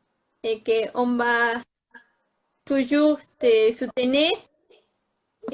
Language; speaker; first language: French; non-native, learner; Spanish